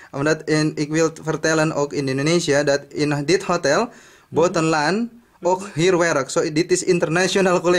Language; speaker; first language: Dutch; non-native, learner; Indonesian